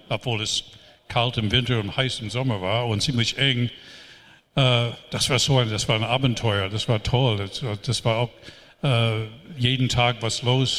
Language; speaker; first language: German; non-native, fluent; English